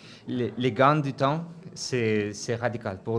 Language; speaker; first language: French; non-native, fluent; Spanish